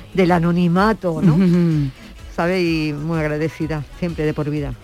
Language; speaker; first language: Spanish; native; Spanish